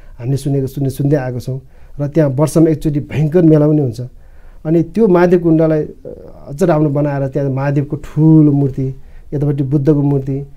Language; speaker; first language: Nepali; non-native, local second language; Eastern Tamang